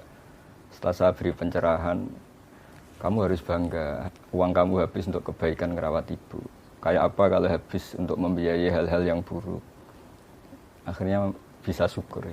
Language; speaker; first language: Indonesian; non-native, local second language; Javanese